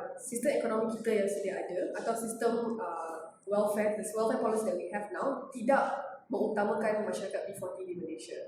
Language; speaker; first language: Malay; non-native, local second language; Chinese